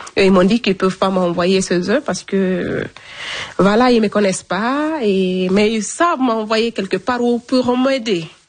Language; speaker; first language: French; non-native, local second language; Fula